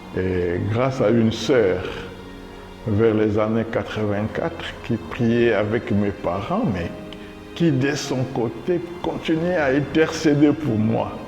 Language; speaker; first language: French; non-native, local second language; Lingala